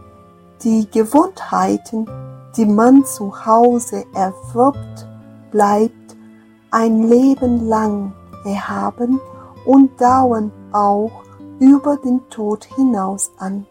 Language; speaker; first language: German; non-native, fluent; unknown